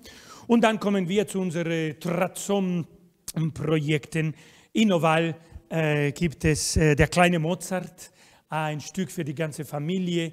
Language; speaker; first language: German; non-native, fluent; Spanish